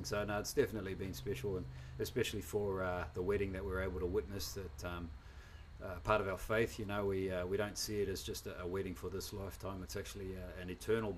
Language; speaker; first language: English; native; English